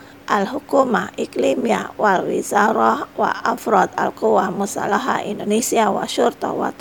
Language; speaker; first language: Arabic; non-native, fluent; Indonesian